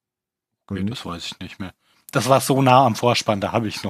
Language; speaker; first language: German; native; German